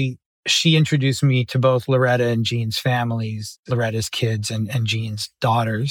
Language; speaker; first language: English; native; English